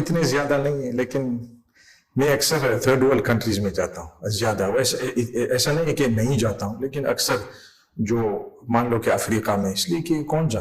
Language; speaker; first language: Hindi; non-native, fluent; English